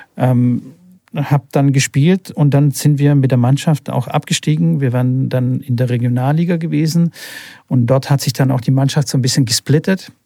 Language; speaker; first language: German; early bilingual, other home language; Bulgarian